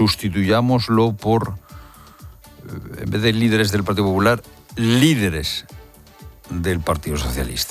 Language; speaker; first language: Spanish; native; Spanish